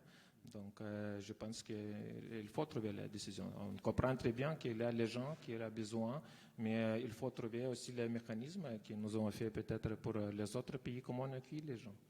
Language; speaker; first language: French; non-native, fluent; Lithuanian